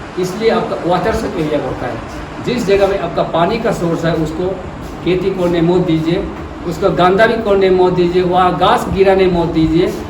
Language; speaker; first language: Hindi; non-native, local second language; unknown